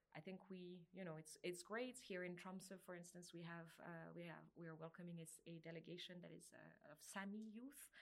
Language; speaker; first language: English; non-native, fluent; French